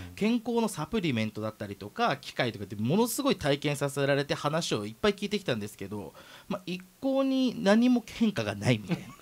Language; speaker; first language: Japanese; native; Japanese